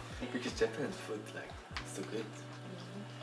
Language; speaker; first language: English; non-native, learner; Korean